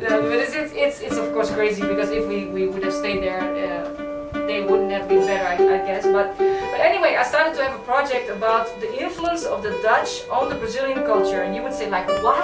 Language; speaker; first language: English; non-native, fluent; Dutch